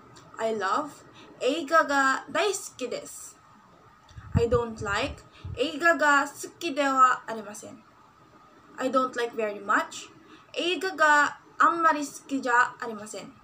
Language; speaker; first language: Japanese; non-native, learner; Filipino